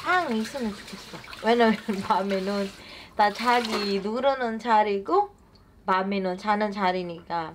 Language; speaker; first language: Korean; non-native, learner; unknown